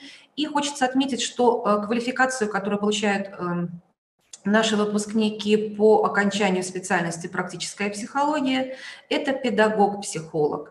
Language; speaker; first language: Russian; native; Russian